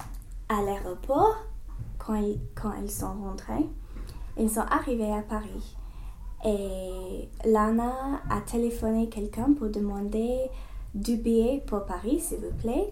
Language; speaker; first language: French; non-native, learner; English